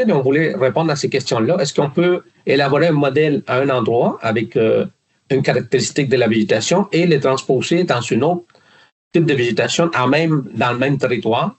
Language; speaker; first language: French; non-native, fluent; Spanish